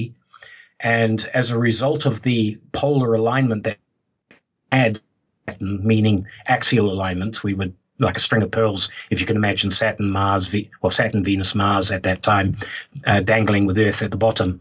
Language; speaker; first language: English; native; English